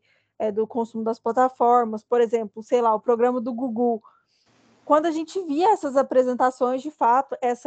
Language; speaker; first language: Portuguese; native; Portuguese